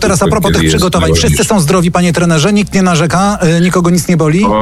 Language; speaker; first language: Polish; native; Polish